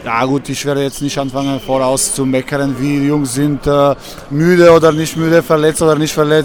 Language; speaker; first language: German; non-native, fluent; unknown